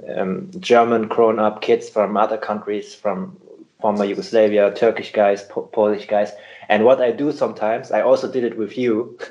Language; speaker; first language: English; non-native, fluent; German